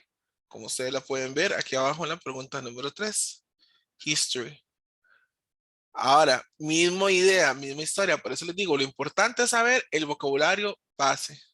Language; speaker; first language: Spanish; native; Spanish